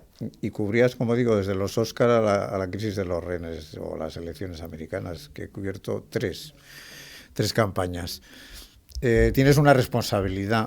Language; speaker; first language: Spanish; native; Spanish